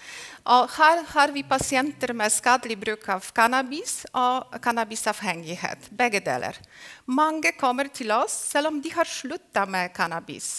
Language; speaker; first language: Norwegian; non-native, fluent; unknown